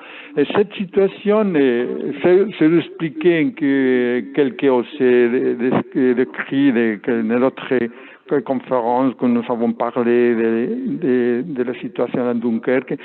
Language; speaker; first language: French; non-native, learner; Spanish